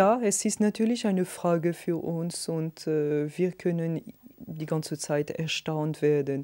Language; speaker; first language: German; non-native, fluent; French